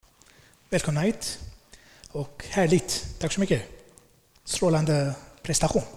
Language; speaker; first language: Swedish; non-native, fluent; Armenian